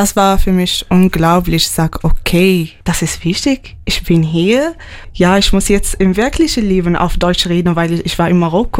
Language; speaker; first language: German; non-native, learner; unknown